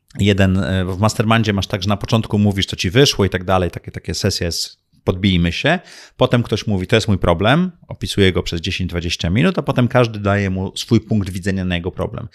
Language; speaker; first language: Polish; early bilingual, heritage; Polish